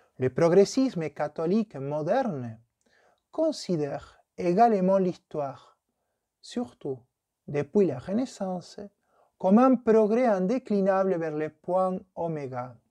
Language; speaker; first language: French; non-native, fluent; Spanish